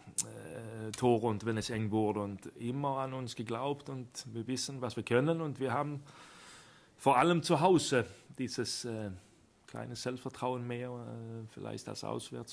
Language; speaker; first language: German; non-native, fluent; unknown